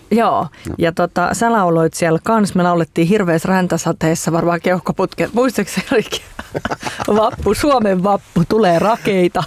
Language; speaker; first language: Finnish; native; Finnish